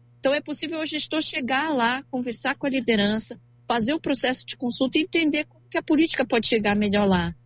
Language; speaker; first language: Portuguese; native; Portuguese